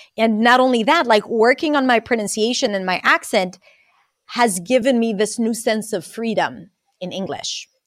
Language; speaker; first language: English; non-native, fluent; Hebrew